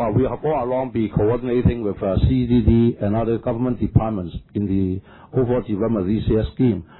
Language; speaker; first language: English; non-native, local second language; Cantonese